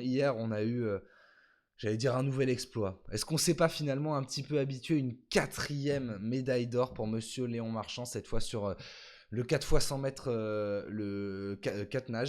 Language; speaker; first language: French; native; French